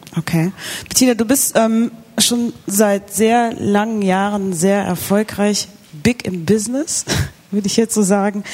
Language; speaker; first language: German; native; German